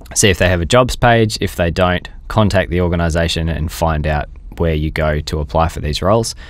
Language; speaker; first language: English; native; English